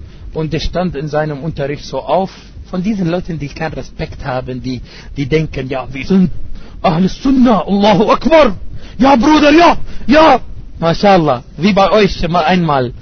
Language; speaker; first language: German; non-native, fluent; Arabic